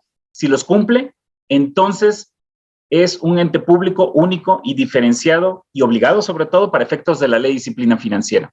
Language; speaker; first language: Spanish; native; Spanish